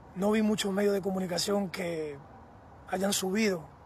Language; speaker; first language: Spanish; early bilingual, heritage; Spanish